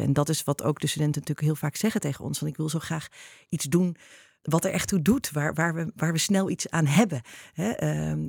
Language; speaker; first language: Dutch; native; Dutch